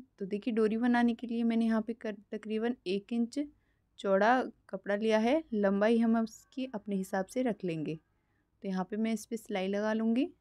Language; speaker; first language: Hindi; native; Hindi